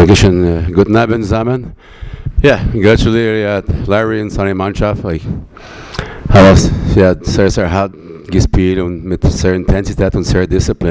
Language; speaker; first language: German; non-native, learner; French